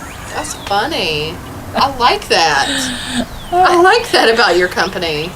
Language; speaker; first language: English; native; English